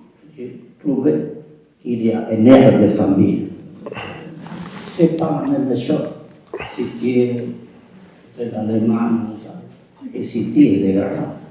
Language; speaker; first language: French; non-native, fluent; Spanish